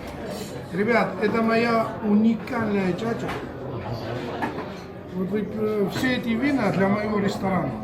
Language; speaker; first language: Russian; non-native, fluent; Georgian